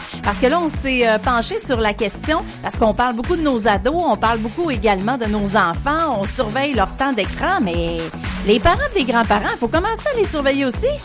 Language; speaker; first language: French; native; French